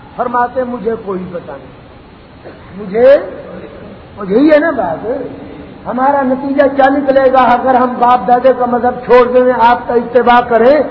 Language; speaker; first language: Urdu; non-native, local second language; Punjabi